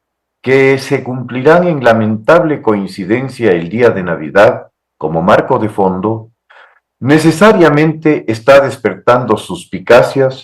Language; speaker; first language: Spanish; native; Spanish